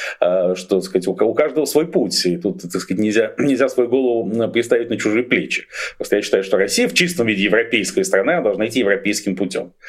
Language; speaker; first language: Russian; native; Russian